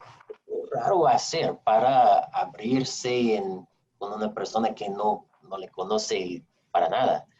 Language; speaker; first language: Spanish; non-native, fluent; English